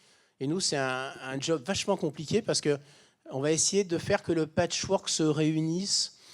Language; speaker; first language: French; native; French